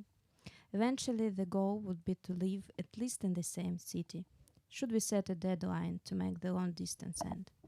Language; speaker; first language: English; non-native, fluent; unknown